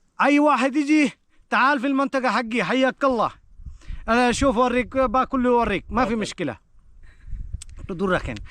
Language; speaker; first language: Arabic; non-native, learner; Bangla